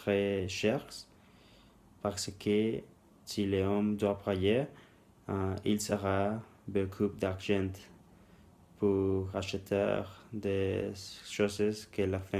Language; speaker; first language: French; non-native, learner; Spanish